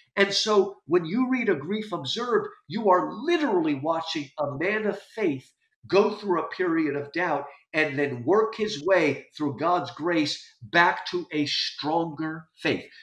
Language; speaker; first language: English; native; English